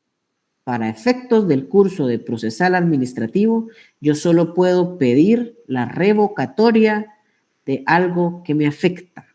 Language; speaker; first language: Spanish; native; Spanish